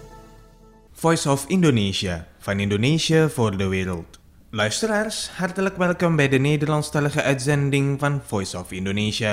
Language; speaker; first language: Dutch; non-native, fluent; Indonesian